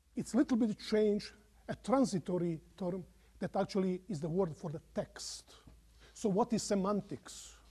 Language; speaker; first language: English; non-native, fluent; Croatian